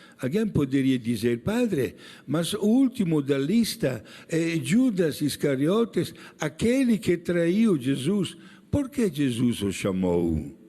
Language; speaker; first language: Portuguese; non-native, fluent; Italian